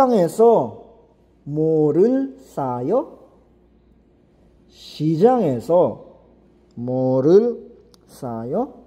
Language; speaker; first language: Korean; non-native, fluent; Filipino